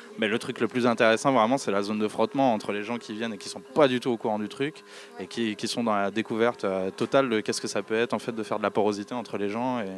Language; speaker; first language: French; native; French